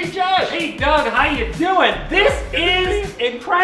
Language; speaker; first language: English; native; English